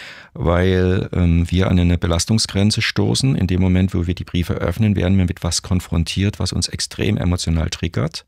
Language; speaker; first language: German; native; German